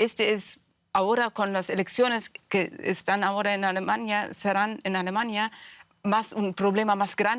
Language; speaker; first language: Spanish; non-native, fluent; Persian